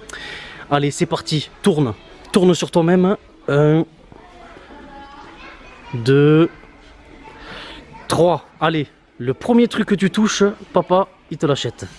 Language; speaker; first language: French; native; French